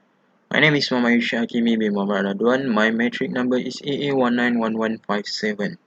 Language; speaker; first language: English; non-native, local second language; Malay